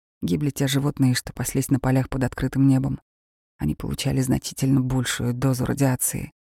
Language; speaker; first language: Russian; native; Russian